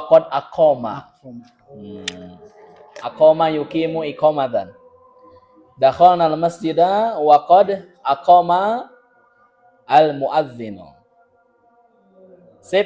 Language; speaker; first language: Arabic; non-native, fluent; Indonesian